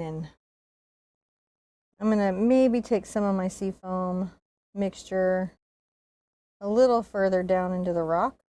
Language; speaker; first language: English; native; English